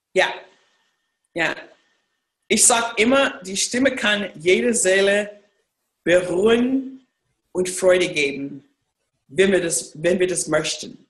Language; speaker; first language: German; non-native, fluent; English